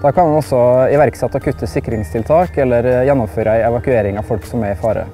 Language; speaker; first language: Norwegian; native; Norwegian